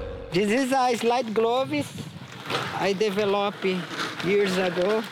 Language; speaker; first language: English; non-native, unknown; Portuguese